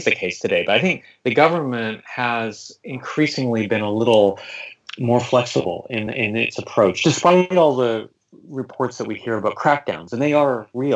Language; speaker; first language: English; native; English